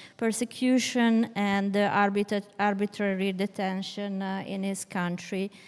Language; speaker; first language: English; non-native, fluent; Italian